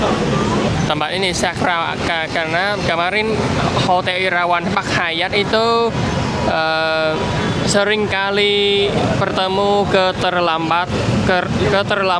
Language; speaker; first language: Indonesian; non-native, fluent; Vietnamese